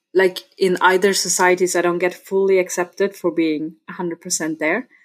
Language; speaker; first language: English; non-native, fluent; German